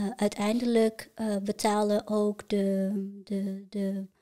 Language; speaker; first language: Dutch; native; Dutch